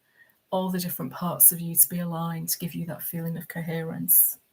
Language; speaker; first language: English; native; English